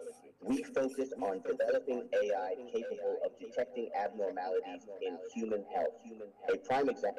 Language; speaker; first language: English; non-native, learner; Thai